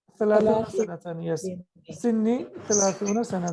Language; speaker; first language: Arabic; non-native, fluent; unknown